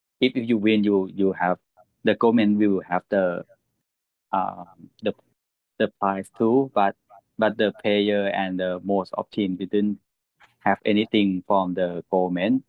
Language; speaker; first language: English; non-native, learner; Thai